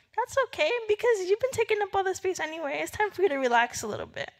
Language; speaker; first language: English; native; English